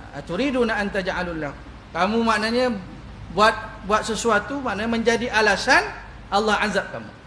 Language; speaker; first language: Malay; native; Malay